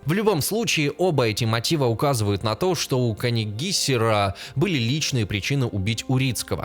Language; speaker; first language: Russian; native; Russian